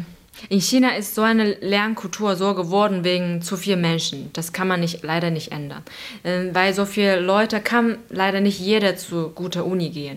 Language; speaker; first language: German; non-native, fluent; Chinese